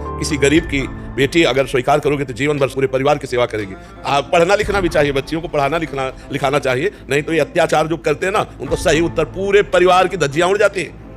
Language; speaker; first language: Hindi; native; Hindi